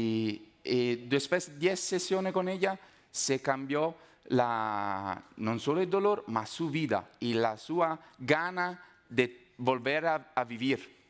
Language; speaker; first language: Spanish; non-native, fluent; Italian